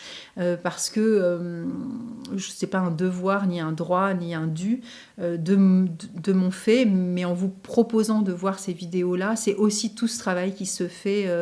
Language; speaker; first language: French; native; French